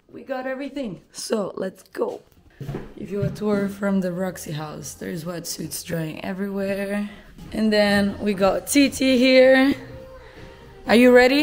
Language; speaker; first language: English; non-native, fluent; Portuguese